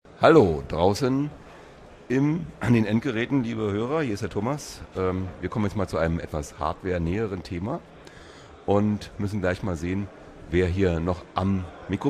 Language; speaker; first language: German; native; German